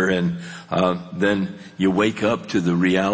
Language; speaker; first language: English; native; English